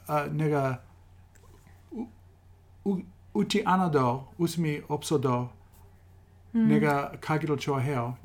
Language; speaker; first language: Korean; non-native, fluent; English